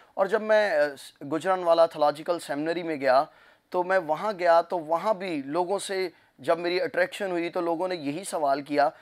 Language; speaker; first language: Urdu; non-native, local second language; Punjabi